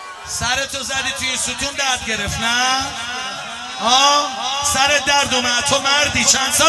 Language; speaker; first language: Persian; native; Persian